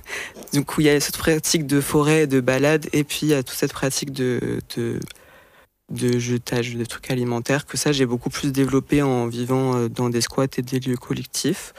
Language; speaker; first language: French; native; French